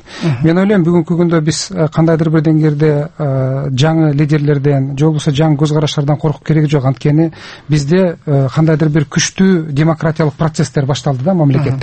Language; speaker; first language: Kyrgyz; native; Kyrgyz